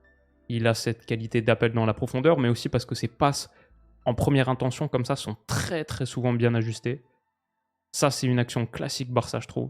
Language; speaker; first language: French; native; French